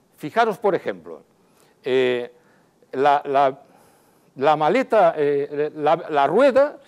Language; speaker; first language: Spanish; native; Spanish